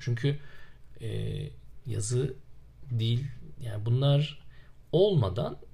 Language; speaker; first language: Turkish; native; Turkish